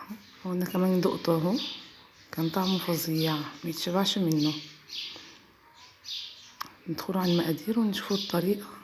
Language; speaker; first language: Arabic; native; Arabic